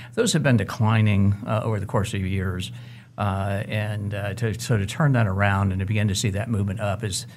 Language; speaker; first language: English; native; English